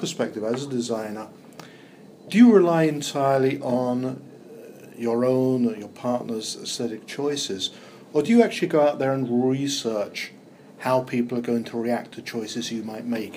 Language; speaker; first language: English; native; English